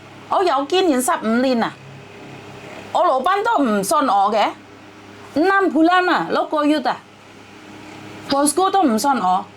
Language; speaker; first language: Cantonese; non-native, fluent; Javanese